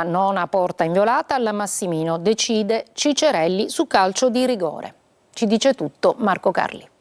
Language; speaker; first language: Italian; native; Italian